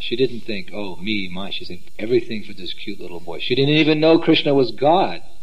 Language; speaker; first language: English; native; English